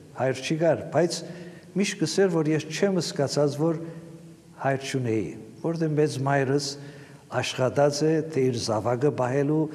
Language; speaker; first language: Armenian; early bilingual, heritage; Armenian